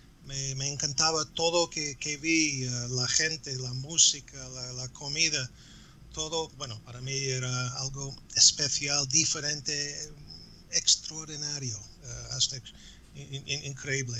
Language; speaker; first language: Spanish; non-native, fluent; English